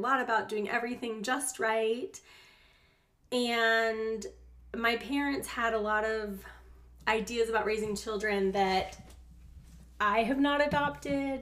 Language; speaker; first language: English; native; English